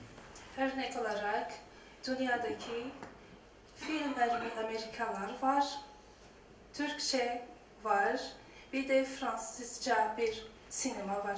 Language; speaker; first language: Turkish; non-native, learner; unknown